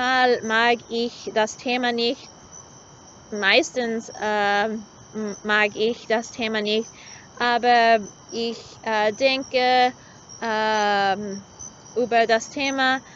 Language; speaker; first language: German; non-native, learner; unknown